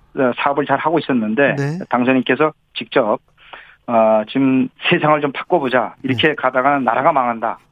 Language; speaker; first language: Korean; native; Korean